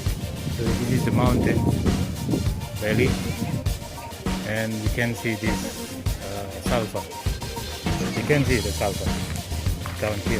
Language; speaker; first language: English; non-native, learner; Indonesian